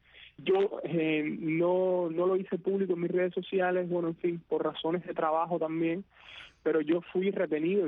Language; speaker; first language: Spanish; native; Spanish